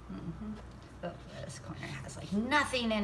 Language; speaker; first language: English; native; English